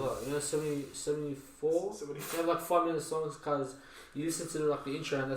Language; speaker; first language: English; native; English